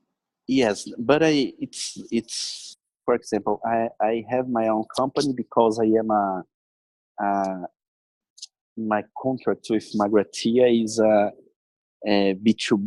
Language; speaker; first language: English; non-native, learner; Portuguese